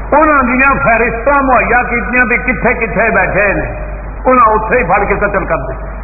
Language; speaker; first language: Urdu; non-native, local second language; Punjabi